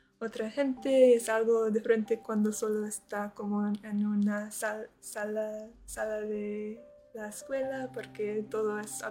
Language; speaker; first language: Spanish; non-native, learner; English